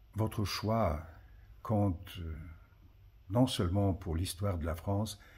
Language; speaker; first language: French; early bilingual, other home language; Polish